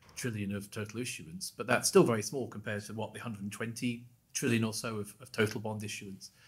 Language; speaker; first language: English; native; English